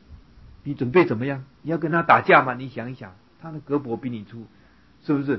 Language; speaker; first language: Chinese; native; Chinese